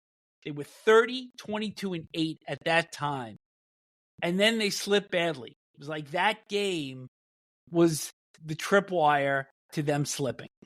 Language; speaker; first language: English; native; English